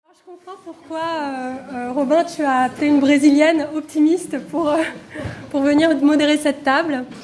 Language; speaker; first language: French; non-native, fluent; Portuguese